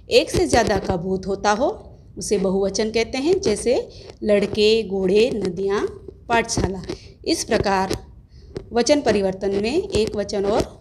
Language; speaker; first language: Hindi; non-native, local second language; Gujarati